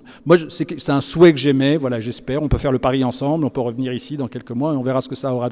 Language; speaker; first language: French; native; French